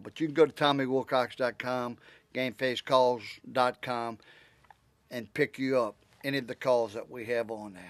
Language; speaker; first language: English; native; English